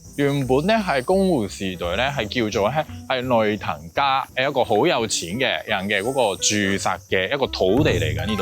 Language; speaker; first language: Cantonese; non-native, fluent; Japanese